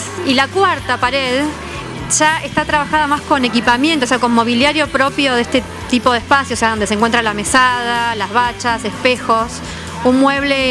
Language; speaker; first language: Spanish; native; Spanish